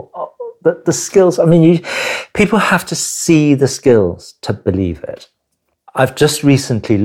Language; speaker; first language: English; non-native, local second language; Cantonese